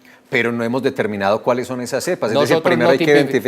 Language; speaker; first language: Spanish; native; Spanish